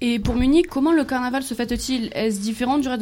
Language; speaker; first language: French; native; French